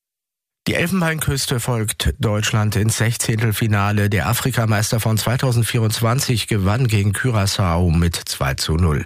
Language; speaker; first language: German; native; German